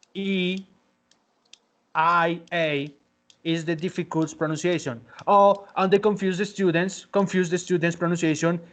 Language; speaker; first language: English; non-native, learner; Spanish